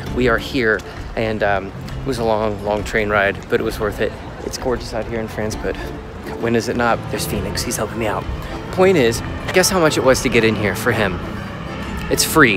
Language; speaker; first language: English; native; English